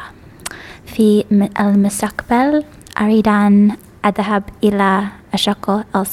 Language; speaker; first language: Arabic; non-native, learner; English